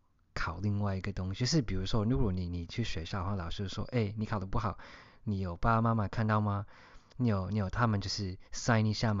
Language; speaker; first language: Chinese; early bilingual, heritage; Chinese